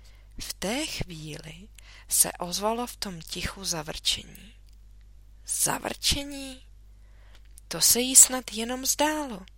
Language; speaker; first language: Czech; native; Czech